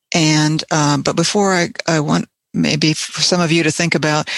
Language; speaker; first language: English; native; English